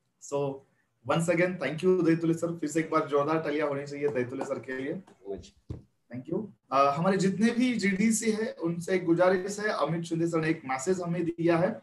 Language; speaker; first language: Hindi; non-native, local second language; Marathi